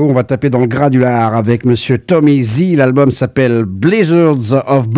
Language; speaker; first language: French; native; French